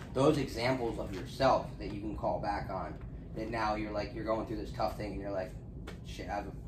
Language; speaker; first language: English; native; English